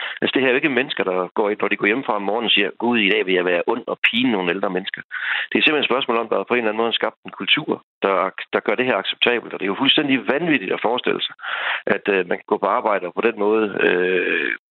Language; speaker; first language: Danish; native; Danish